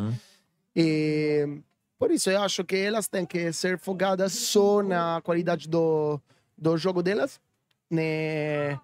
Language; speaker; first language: Portuguese; non-native, learner; Italian